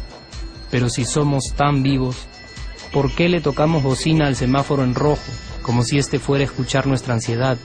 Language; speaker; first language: Spanish; native; Spanish